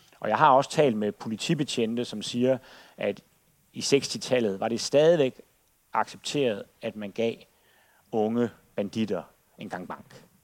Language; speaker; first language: Danish; native; Danish